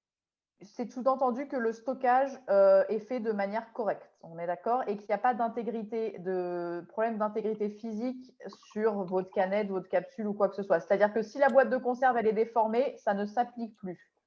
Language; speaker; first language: French; native; French